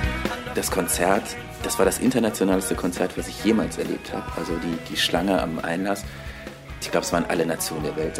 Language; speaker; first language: German; native; German